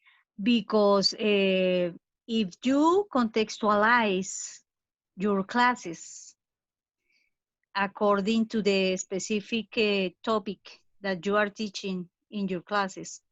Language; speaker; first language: English; non-native, fluent; Spanish